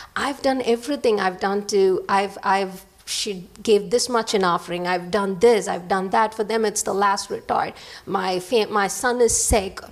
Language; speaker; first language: English; non-native, local second language; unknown